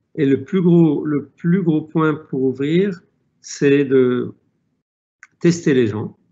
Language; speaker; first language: French; non-native, local second language; Arabic